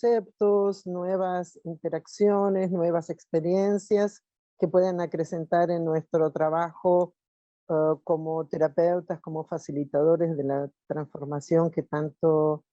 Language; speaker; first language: Spanish; non-native, fluent; Portuguese